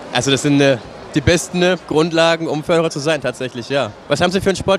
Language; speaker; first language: German; native; German